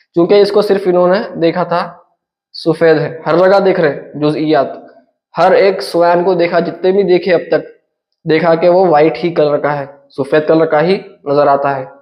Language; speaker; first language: Urdu; native; Urdu